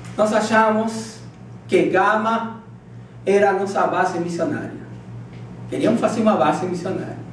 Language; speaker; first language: Portuguese; non-native, fluent; Spanish